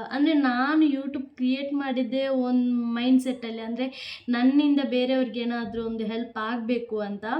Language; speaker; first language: Kannada; native; Kannada